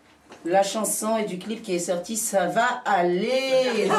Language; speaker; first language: French; native; French